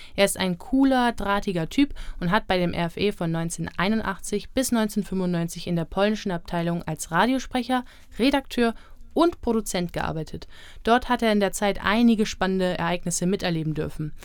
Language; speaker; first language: German; native; German